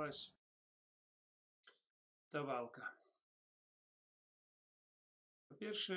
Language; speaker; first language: Polish; non-native, learner; Russian